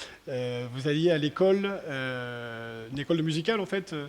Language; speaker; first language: French; non-native, fluent; Spanish